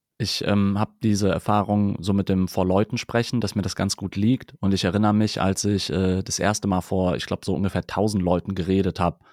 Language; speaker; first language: German; native; German